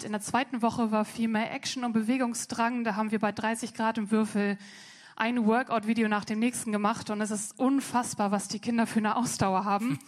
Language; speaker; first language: German; native; German